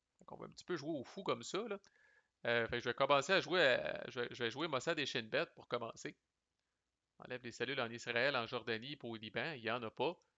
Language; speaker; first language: French; native; French